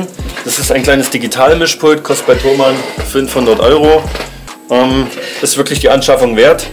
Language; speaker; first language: German; native; German